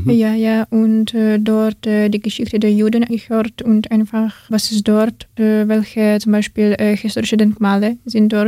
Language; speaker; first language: German; non-native, learner; Ukrainian